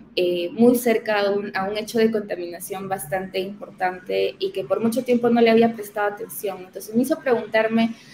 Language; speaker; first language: Spanish; native; Spanish